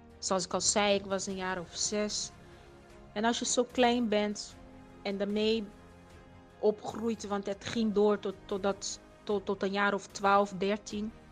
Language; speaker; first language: Dutch; non-native, fluent; Portuguese